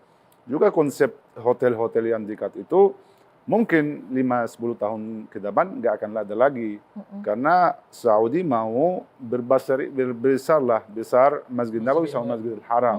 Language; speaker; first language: Indonesian; non-native, learner; Arabic